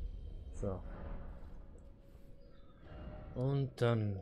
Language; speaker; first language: German; native; German